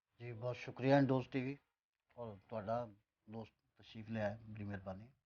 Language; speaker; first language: Punjabi; native; Punjabi